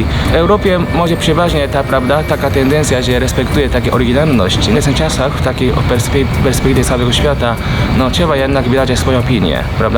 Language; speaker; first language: Polish; non-native, fluent; Japanese